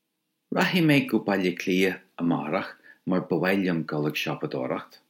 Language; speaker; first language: Irish; non-native, local second language; English